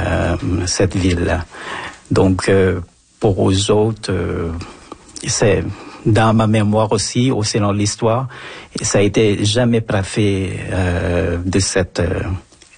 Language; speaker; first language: French; non-native, fluent; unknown